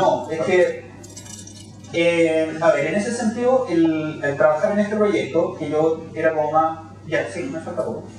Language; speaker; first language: Spanish; native; Spanish